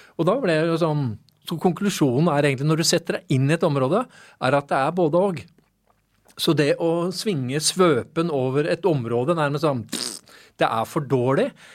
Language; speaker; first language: Norwegian; native; Norwegian